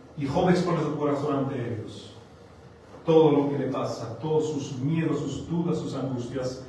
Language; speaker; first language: Spanish; non-native, fluent; German